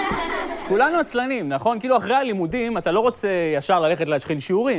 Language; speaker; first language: Hebrew; native; Hebrew